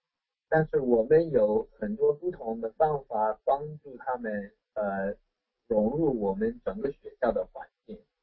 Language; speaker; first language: Chinese; non-native, fluent; English